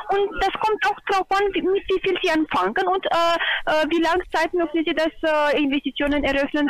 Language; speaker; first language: German; non-native, learner; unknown